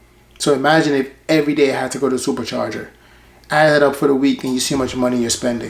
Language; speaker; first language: English; native; English